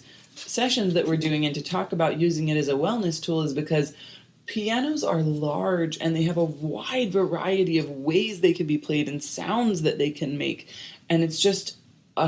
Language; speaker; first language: English; native; English